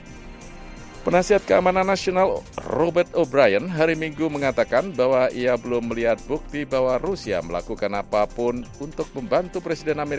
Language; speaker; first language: Indonesian; native; Indonesian